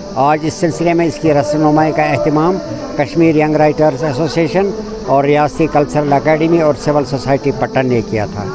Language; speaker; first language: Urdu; non-native, local second language; Kashmiri